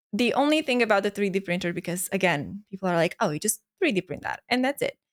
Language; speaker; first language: English; non-native, fluent; Romanian